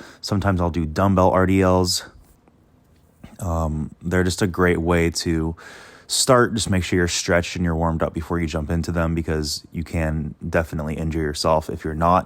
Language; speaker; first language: English; native; English